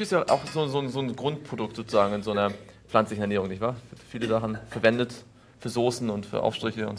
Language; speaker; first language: German; native; German